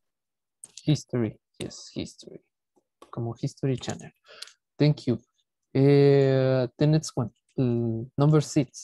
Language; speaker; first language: English; non-native, fluent; Spanish